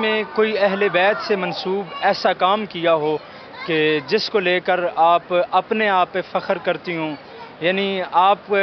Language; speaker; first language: Urdu; native; Urdu